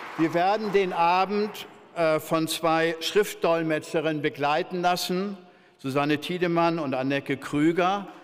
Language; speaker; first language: German; native; German